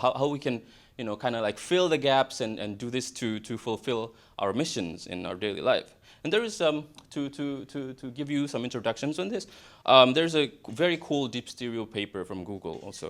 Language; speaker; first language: English; non-native, fluent; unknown